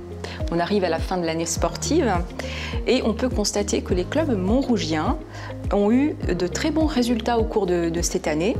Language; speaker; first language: French; native; French